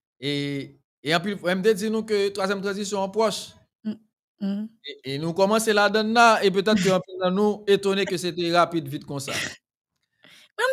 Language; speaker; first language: French; non-native, local second language; Haitian Creole